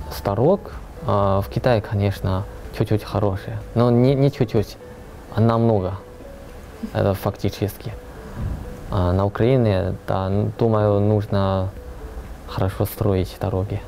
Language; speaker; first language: Russian; non-native, learner; Chinese